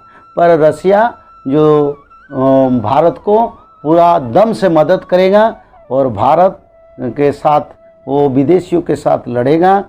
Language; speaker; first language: Hindi; non-native, local second language; Odia